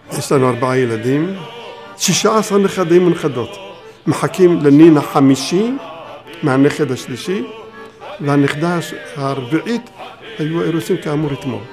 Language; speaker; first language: Hebrew; early bilingual, other home language; Arabic